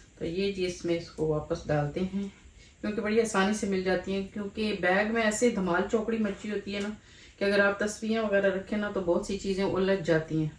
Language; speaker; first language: Urdu; native; Urdu